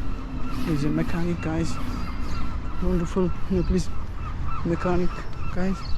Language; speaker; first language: English; non-native, learner; Nepali